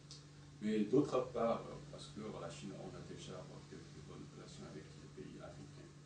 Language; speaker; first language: French; non-native, fluent; Chinese